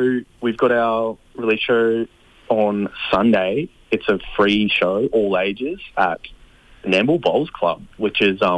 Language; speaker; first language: English; native; English